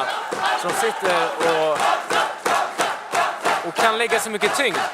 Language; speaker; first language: Swedish; native; Swedish